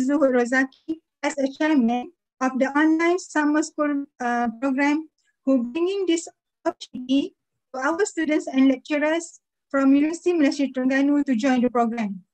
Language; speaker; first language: English; non-native, fluent; Malay